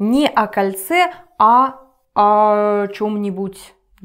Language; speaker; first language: Russian; non-native, learner; English